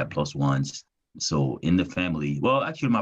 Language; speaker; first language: English; non-native, local second language; French